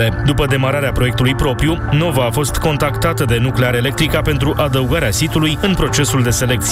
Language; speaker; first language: Romanian; native; Romanian